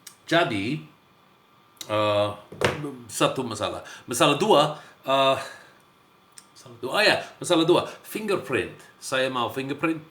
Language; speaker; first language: Indonesian; non-native, learner; English